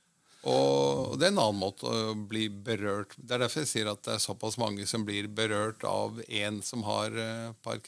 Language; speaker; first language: Norwegian; native; Norwegian